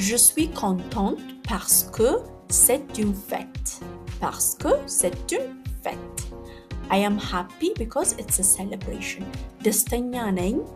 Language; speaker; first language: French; non-native, fluent; Amharic